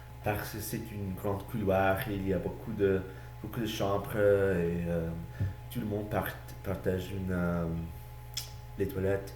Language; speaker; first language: French; non-native, learner; English